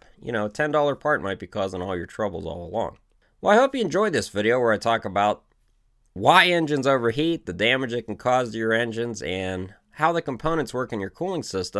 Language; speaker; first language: English; native; English